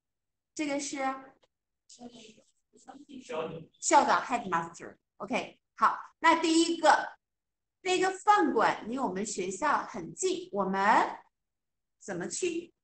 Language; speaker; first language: Chinese; non-native, fluent; English